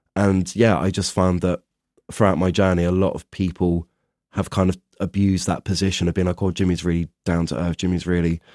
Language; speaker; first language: English; native; English